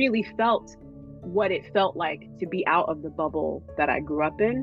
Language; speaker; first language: English; native; English